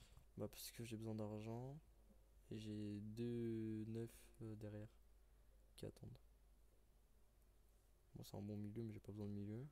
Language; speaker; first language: French; native; French